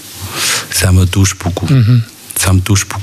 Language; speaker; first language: French; non-native, fluent; Chinese